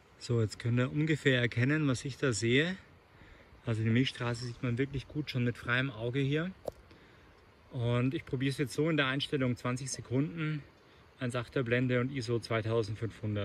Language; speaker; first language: German; native; German